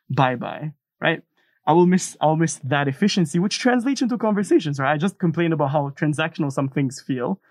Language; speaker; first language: English; non-native, fluent; Arabic